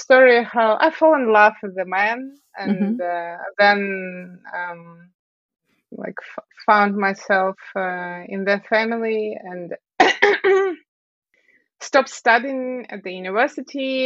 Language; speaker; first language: English; non-native, fluent; Russian